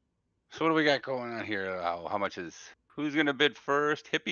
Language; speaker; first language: English; native; English